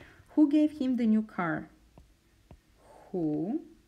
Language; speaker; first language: English; non-native, fluent; Bulgarian